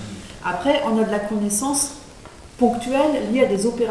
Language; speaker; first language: French; native; French